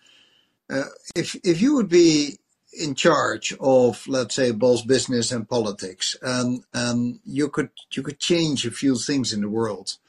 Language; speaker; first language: English; non-native, fluent; Dutch